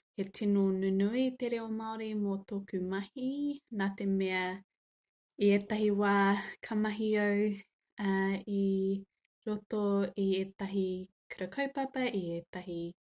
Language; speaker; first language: Māori; non-native, local second language; English